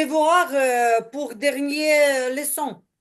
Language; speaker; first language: French; non-native, learner; Ukrainian